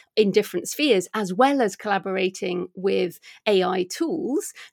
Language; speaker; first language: English; native; English